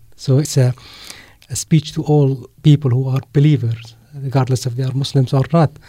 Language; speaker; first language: English; non-native, fluent; Arabic